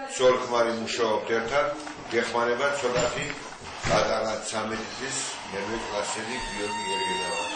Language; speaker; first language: Georgian; non-native, local second language; Mingrelian